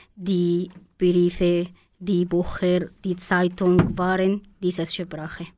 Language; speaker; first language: German; non-native, learner; Arabic